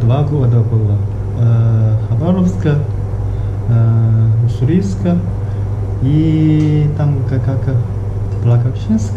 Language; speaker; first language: Russian; non-native, learner; Chinese